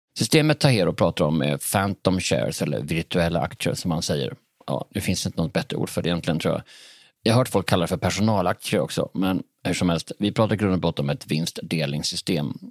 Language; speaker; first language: Swedish; native; Swedish